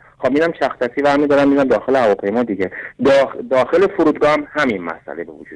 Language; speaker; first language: Persian; native; Persian